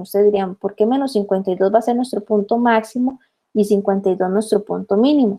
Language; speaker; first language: Spanish; native; Spanish